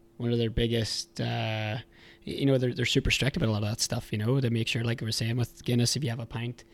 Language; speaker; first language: English; native; English